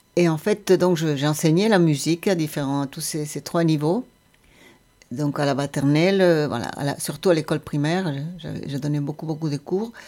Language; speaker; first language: French; non-native, fluent; Spanish